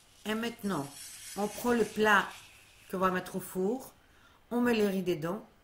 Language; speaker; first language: French; non-native, fluent; Greek